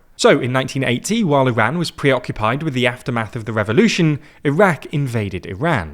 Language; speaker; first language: English; native; English